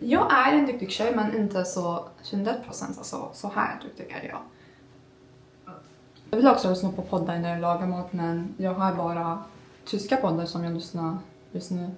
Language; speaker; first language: Swedish; non-native, learner; Turkish